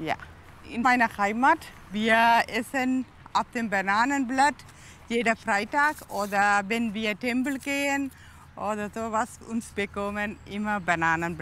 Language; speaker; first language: German; non-native, learner; Tamil